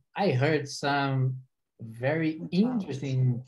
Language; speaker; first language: English; non-native, fluent; Portuguese